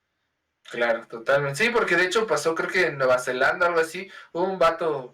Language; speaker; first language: Spanish; native; Spanish